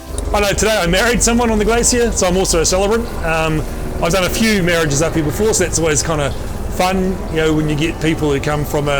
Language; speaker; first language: English; native; English